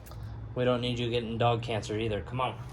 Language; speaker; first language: English; native; English